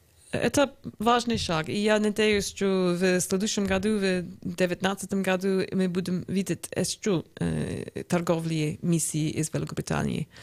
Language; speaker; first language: Russian; non-native, learner; English